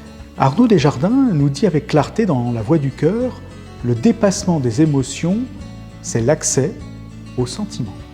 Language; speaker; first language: French; native; French